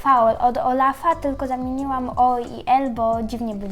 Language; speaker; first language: Polish; early bilingual, other home language; Ukrainian